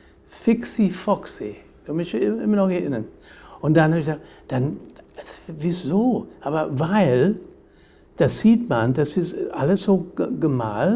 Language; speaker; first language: German; non-native, fluent; English